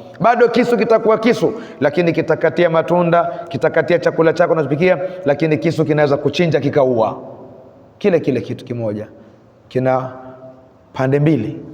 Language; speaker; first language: Swahili; native; Swahili